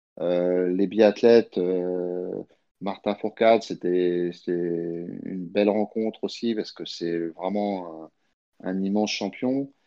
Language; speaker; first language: French; early bilingual, other home language; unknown